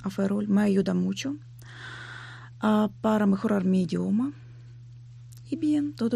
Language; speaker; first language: Spanish; non-native, learner; Ukrainian